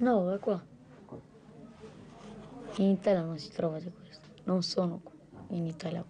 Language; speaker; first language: Italian; early bilingual, other home language; Romanian